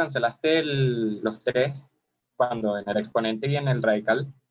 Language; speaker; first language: Spanish; native; Spanish